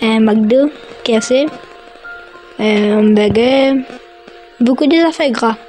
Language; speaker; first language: French; non-native, local second language; Morisyen